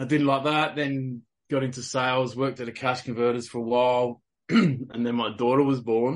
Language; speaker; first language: English; native; English